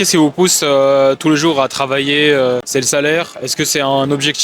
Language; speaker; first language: French; native; French